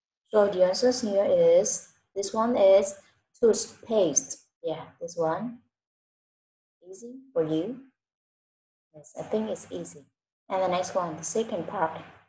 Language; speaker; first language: English; non-native, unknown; Vietnamese